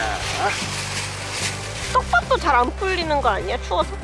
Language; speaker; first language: Korean; native; Korean